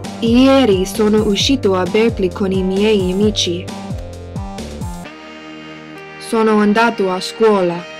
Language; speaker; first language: Italian; non-native, learner; English